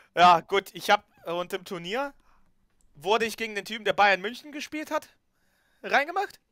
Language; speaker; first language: German; early bilingual, other home language; Ukrainian